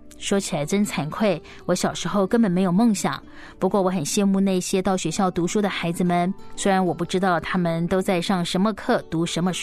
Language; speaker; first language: Chinese; native; Chinese